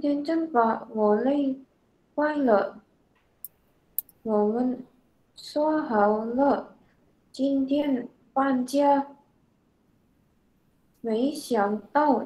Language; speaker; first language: Chinese; non-native, learner; Indonesian